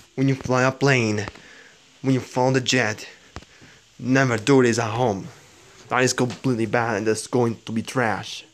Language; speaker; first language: English; non-native, learner; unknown